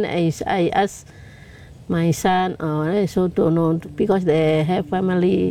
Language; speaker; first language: English; non-native, local second language; Indonesian